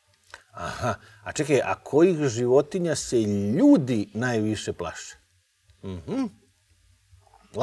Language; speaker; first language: Serbian; native; Serbian